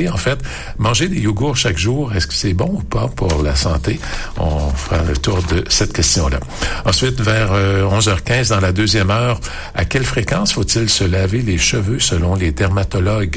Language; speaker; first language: French; native; French